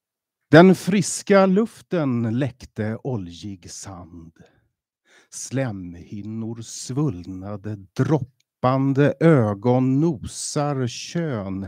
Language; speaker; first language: Swedish; native; Swedish